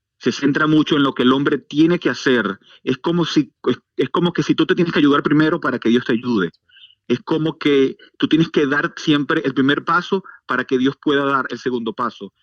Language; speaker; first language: Spanish; native; Spanish